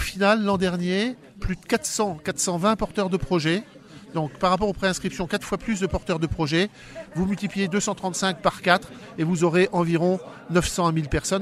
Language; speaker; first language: French; native; French